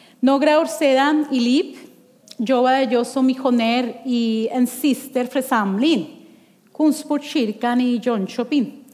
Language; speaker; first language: Swedish; non-native, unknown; Spanish